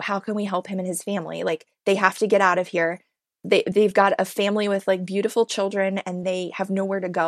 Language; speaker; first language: English; native; English